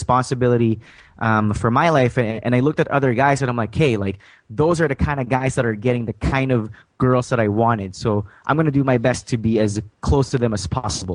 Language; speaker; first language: English; non-native, fluent; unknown